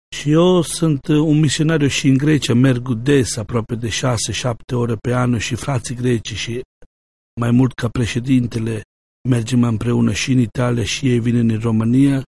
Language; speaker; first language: Romanian; non-native, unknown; Italian